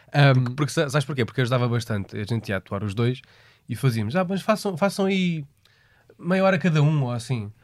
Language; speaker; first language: Portuguese; native; Portuguese